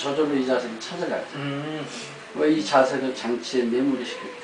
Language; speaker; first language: Korean; native; Korean